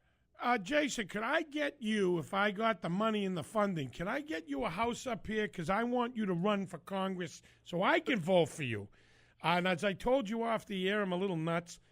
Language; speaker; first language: English; native; English